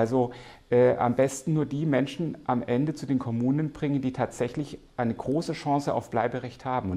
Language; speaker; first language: German; native; German